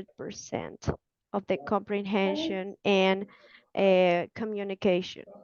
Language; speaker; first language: English; non-native, fluent; Spanish